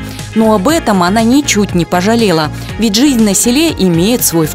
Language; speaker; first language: Russian; native; Russian